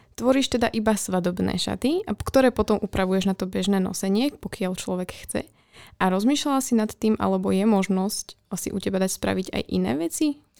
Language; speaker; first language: Slovak; native; Slovak